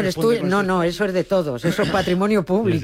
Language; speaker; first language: Spanish; native; Spanish